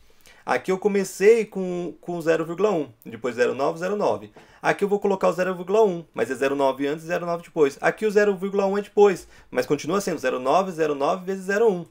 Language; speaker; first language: Portuguese; native; Portuguese